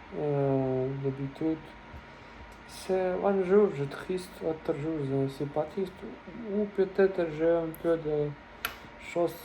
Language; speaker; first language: French; non-native, learner; Russian